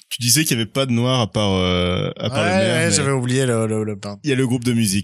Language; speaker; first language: French; native; French